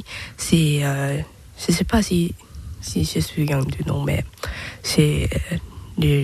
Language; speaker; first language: French; non-native, learner; Thai